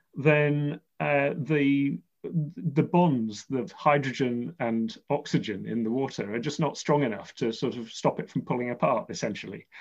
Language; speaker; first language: English; native; English